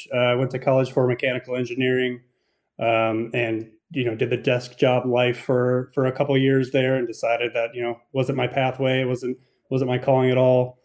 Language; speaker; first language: English; native; English